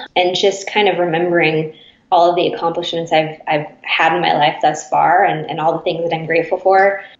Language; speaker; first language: English; native; English